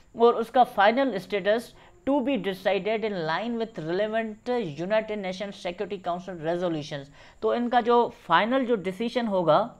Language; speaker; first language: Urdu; non-native, local second language; Sindhi